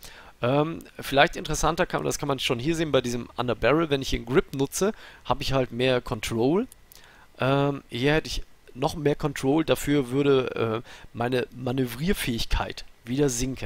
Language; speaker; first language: German; native; German